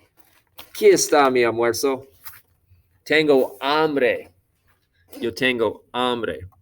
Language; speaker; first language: Spanish; non-native, fluent; English